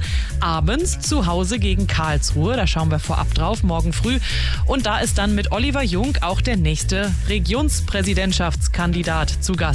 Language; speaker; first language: German; native; German